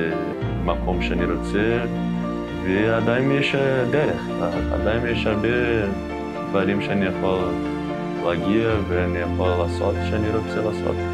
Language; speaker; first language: Hebrew; non-native, learner; Portuguese